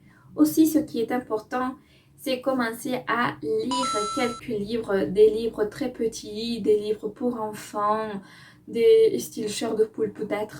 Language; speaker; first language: French; non-native, fluent; Spanish